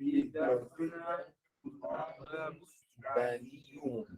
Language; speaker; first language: Arabic; non-native, learner; English